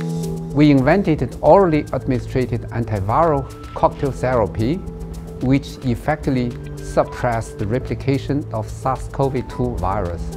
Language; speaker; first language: English; non-native, fluent; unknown